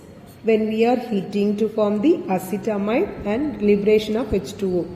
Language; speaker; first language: English; non-native, local second language; Tamil